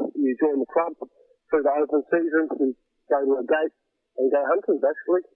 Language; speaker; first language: English; native; English